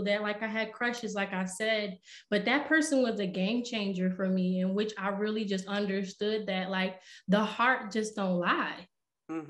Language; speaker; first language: English; native; English